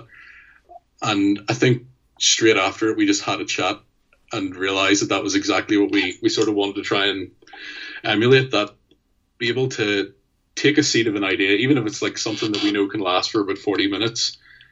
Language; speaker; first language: English; native; English